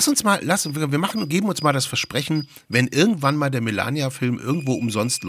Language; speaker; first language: German; native; German